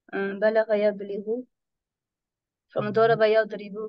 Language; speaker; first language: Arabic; non-native, learner; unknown